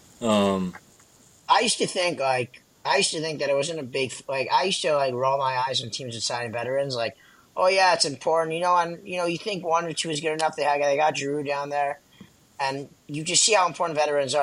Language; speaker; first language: English; native; English